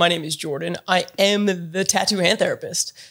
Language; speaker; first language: English; native; English